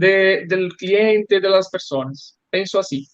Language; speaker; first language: Spanish; non-native, learner; Portuguese